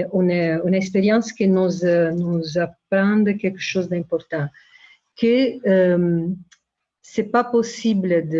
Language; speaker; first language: French; non-native, fluent; Italian